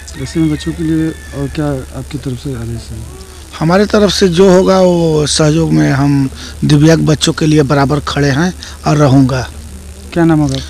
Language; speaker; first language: Hindi; native; Hindi